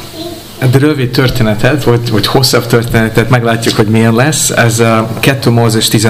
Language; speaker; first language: Hungarian; non-native, fluent; English